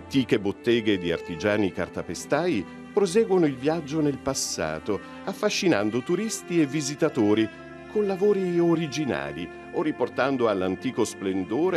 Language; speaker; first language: Italian; native; Italian